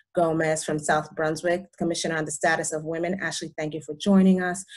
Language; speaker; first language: English; early bilingual, other home language; Spanish